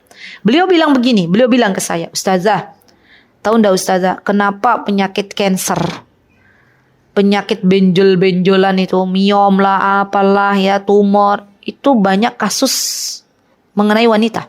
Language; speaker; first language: Indonesian; native; Indonesian